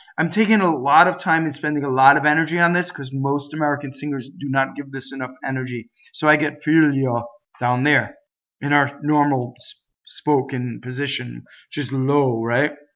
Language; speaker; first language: English; native; English